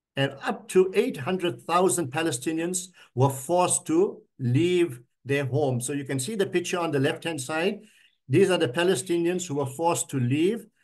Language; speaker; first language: English; native; English